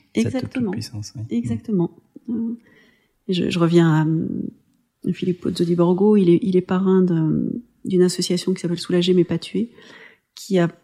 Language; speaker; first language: French; native; French